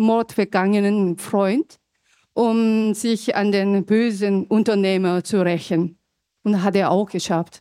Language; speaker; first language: German; non-native, fluent; Korean